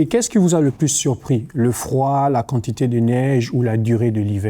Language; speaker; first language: French; native; French